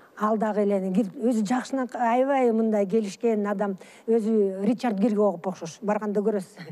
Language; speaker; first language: Kyrgyz; early bilingual, other home language; Russian